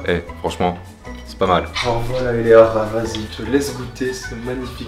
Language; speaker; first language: French; native; French